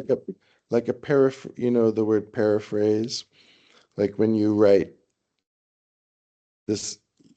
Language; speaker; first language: English; non-native, fluent; Thai